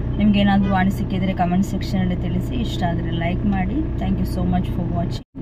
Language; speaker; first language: Kannada; non-native, local second language; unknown